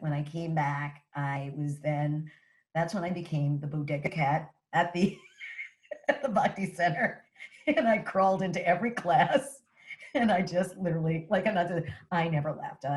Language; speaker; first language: English; native; English